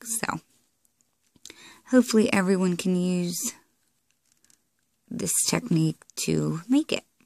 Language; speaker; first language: English; native; English